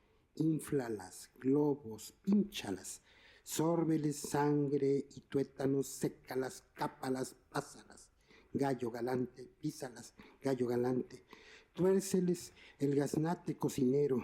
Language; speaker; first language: Spanish; native; Spanish